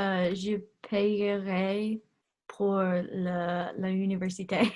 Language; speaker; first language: French; non-native, learner; English